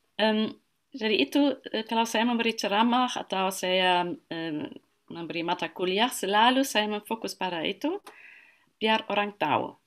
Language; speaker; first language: Indonesian; non-native, fluent; German